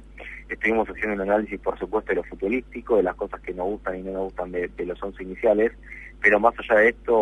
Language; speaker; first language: Spanish; native; Spanish